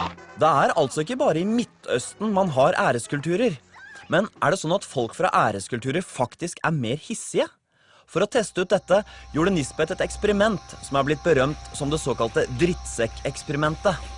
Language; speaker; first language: Norwegian; native; Norwegian